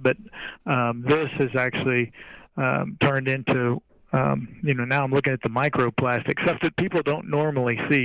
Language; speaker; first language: English; native; English